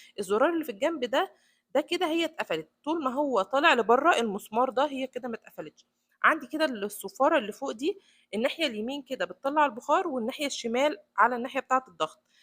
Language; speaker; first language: Egyptian Arabic; native; Egyptian Arabic